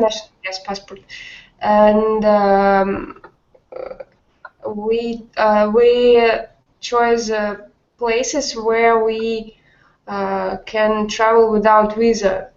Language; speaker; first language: English; non-native, learner; Russian